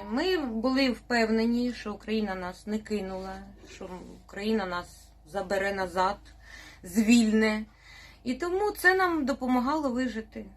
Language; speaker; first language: Ukrainian; non-native, fluent; Russian